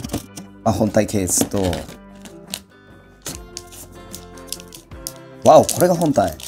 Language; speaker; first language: Japanese; native; Japanese